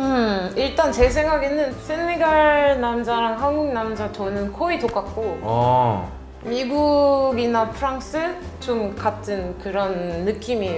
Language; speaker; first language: Korean; non-native, fluent; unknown